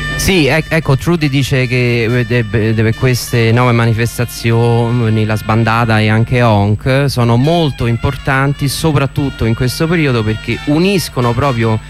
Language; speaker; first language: Italian; native; Italian